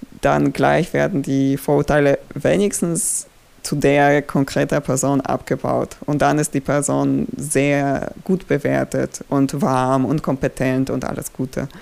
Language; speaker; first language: German; non-native, fluent; Polish